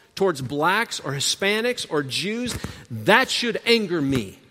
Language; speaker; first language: English; native; English